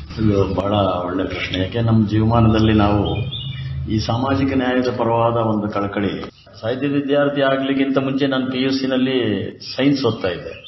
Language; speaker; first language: Kannada; native; Kannada